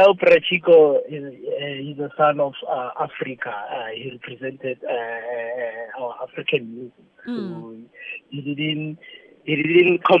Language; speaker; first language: English; non-native, local second language; Zulu